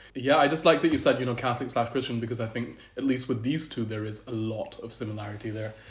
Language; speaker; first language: English; early bilingual, other home language; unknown